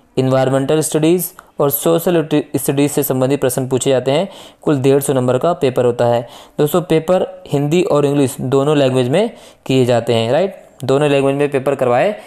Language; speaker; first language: Hindi; native; Hindi